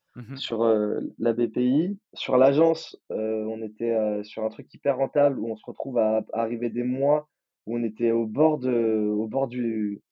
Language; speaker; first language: French; native; French